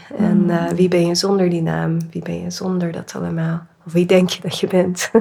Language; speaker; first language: Dutch; early bilingual, other home language; English